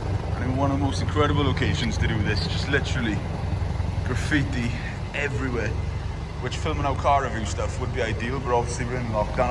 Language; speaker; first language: English; native; English